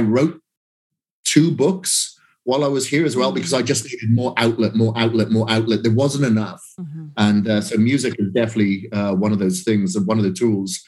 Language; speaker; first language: English; native; English